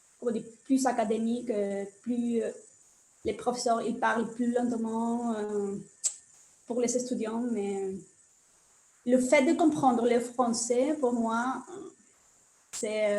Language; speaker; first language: French; non-native, learner; Spanish